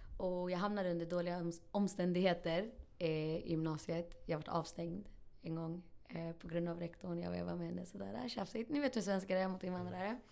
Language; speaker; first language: Swedish; early bilingual, other home language; Arabic